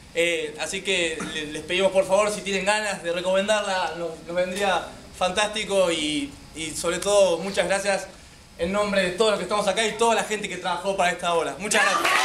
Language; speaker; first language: Spanish; native; Spanish